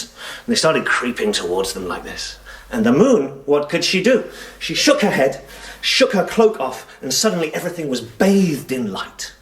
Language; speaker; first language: English; native; English